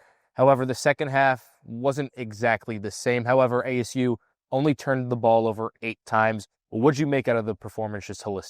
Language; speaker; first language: English; native; English